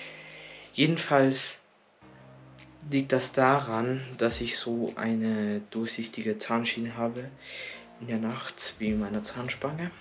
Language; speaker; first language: German; native; German